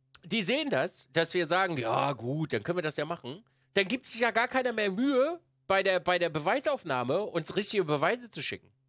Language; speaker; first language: German; native; German